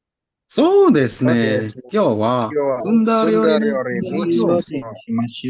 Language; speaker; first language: Japanese; non-native, learner; Indonesian